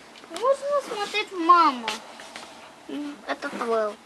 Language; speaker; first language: Russian; early bilingual, heritage; Arabic